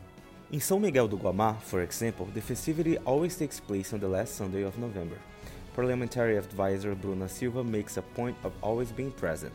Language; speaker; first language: English; non-native, fluent; Portuguese